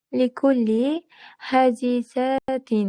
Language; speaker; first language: Arabic; non-native, learner; Uzbek